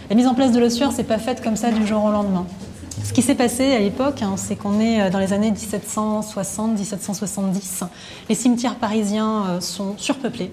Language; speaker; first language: French; native; French